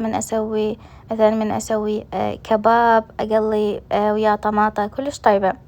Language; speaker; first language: Arabic; native; Arabic